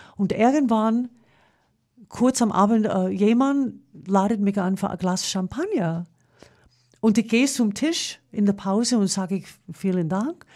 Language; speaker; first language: German; non-native, fluent; English